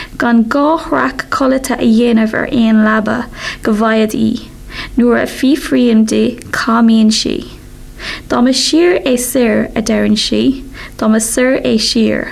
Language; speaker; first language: Irish; non-native, local second language; English